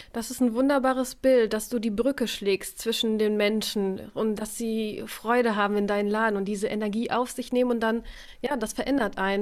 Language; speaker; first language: German; native; German